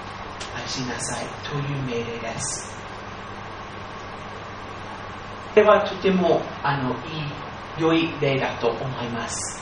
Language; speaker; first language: Japanese; non-native, fluent; English